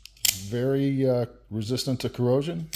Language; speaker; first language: English; native; English